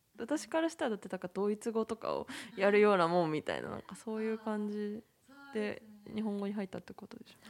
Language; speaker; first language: Japanese; native; Japanese